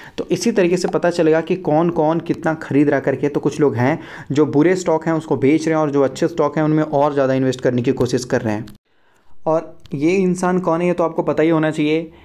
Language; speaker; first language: Hindi; native; Hindi